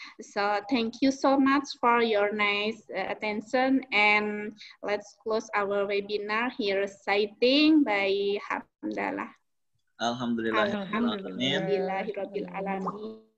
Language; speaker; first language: English; non-native, learner; Indonesian